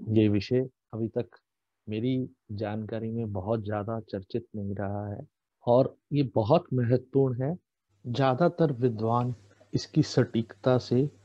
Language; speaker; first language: Hindi; native; Hindi